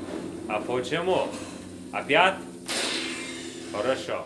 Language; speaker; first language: Russian; non-native, learner; English